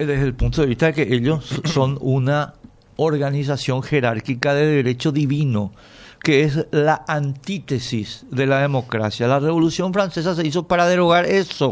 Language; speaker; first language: Spanish; native; Spanish